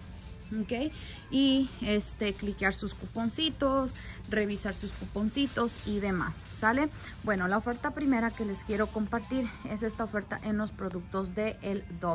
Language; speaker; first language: Spanish; native; Spanish